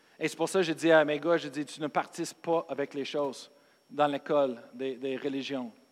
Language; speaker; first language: French; non-native, fluent; English